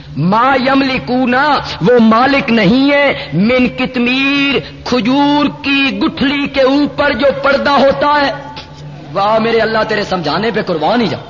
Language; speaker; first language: Urdu; non-native, local second language; Punjabi